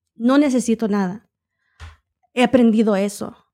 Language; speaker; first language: Spanish; early bilingual, heritage; Spanish